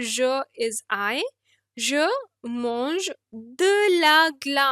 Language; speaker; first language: French; non-native, fluent; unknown